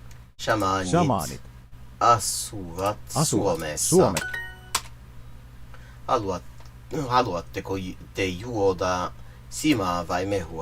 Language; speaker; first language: Finnish; non-native, learner; English